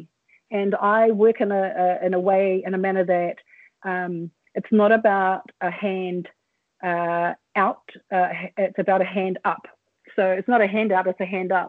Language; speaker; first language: English; native; English